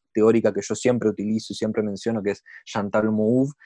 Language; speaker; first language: Spanish; native; Spanish